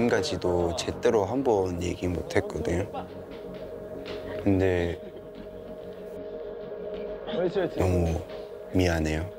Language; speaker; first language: Korean; non-native, fluent; Cantonese